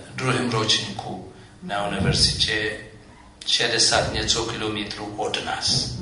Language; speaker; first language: Czech; non-native, fluent; Amharic